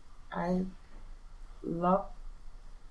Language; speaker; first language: English; non-native, learner; Spanish